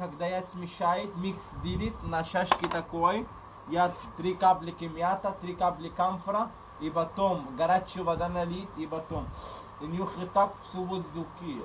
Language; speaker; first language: Russian; non-native, learner; Arabic